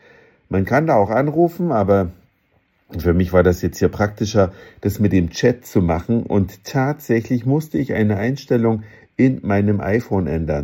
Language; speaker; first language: German; native; German